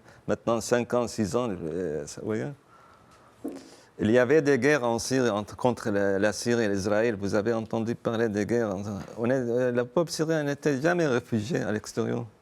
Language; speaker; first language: French; non-native, fluent; Arabic